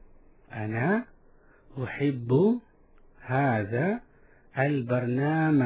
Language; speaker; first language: Arabic; non-native, fluent; Malay